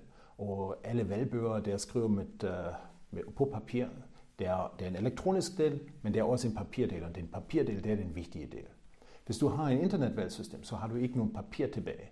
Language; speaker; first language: Danish; non-native, fluent; German